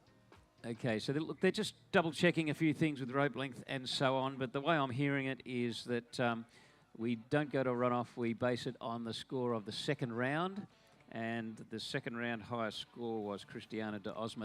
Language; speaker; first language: English; native; English